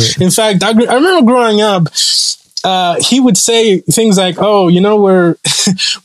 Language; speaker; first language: English; non-native, local second language; Kinyarwanda